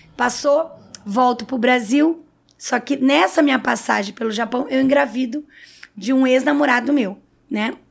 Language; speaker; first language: Portuguese; native; Portuguese